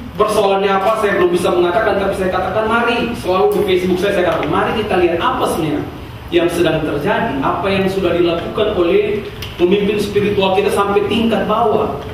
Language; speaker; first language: Indonesian; native; Indonesian